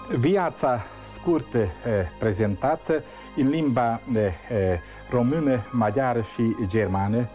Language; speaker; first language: Romanian; non-native, local second language; Hungarian